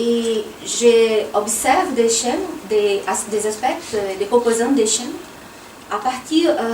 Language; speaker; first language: French; non-native, fluent; Portuguese